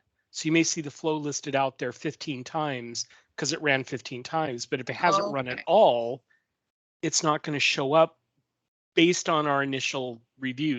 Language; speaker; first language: English; native; English